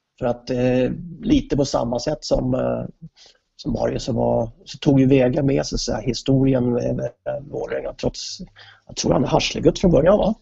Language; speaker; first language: Swedish; native; Swedish